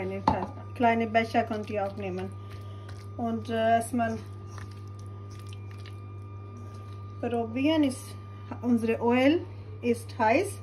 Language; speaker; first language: German; non-native, learner; Urdu